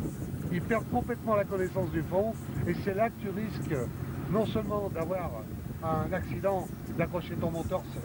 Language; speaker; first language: French; native; French